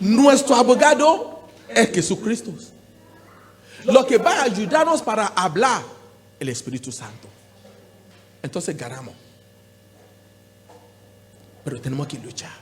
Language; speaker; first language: Spanish; non-native, learner; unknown